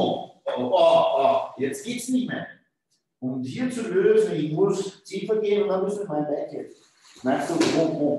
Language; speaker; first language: German; non-native, fluent; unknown